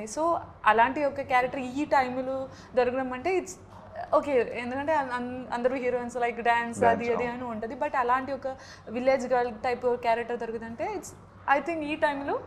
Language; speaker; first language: Telugu; non-native, learner; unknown